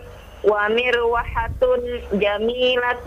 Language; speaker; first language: Arabic; non-native, learner; Indonesian